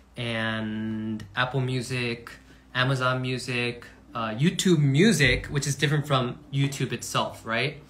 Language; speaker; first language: English; early bilingual, other home language; Korean